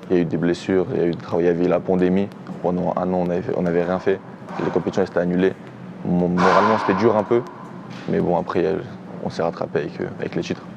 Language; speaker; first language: French; early bilingual, other home language; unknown